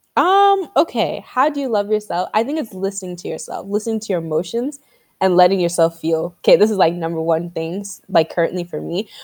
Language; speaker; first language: English; native; English